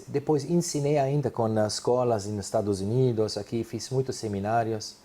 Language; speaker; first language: Portuguese; non-native, fluent; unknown